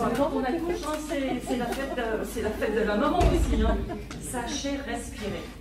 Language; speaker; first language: French; native; French